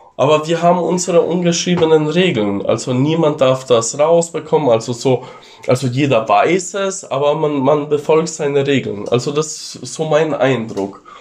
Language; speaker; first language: German; non-native, fluent; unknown